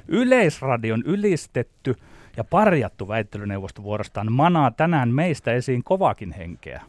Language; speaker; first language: Finnish; native; Finnish